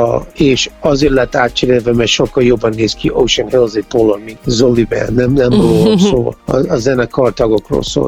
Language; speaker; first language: Hungarian; early bilingual, heritage; Hungarian